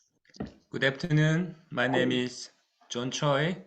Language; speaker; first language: English; non-native, fluent; Korean